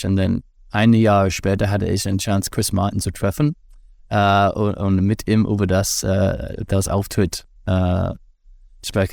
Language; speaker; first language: German; non-native, fluent; English